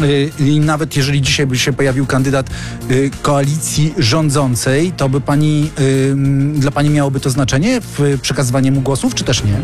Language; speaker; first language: Polish; native; Polish